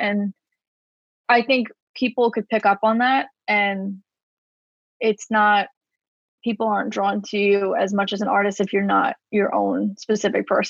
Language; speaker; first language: English; native; English